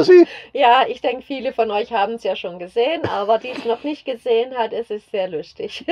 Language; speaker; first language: German; native; German